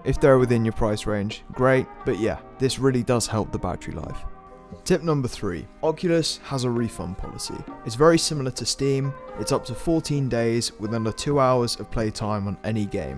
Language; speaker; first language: English; native; English